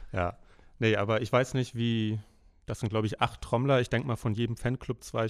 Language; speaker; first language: German; native; German